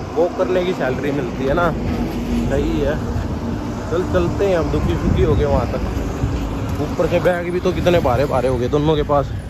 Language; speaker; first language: Hindi; native; Hindi